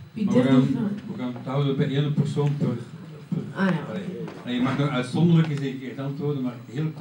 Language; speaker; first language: Dutch; native; Dutch